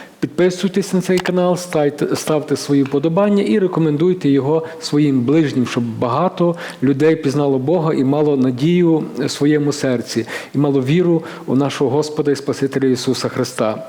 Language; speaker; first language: Ukrainian; native; Ukrainian